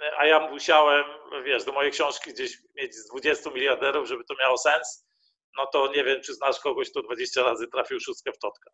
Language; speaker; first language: Polish; early bilingual, heritage; Polish